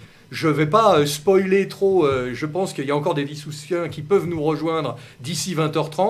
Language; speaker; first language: French; native; French